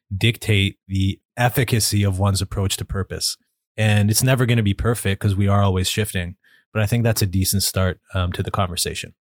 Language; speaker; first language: English; native; English